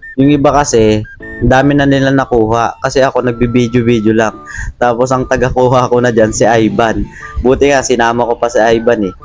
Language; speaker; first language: Filipino; non-native, local second language; Iloko